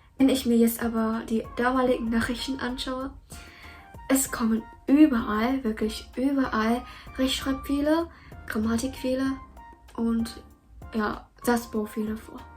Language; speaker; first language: German; early bilingual, other home language; Vietnamese